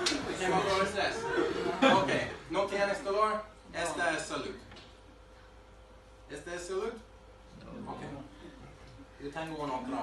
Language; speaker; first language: Spanish; non-native, learner; English